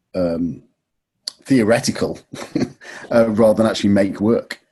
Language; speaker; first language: English; native; English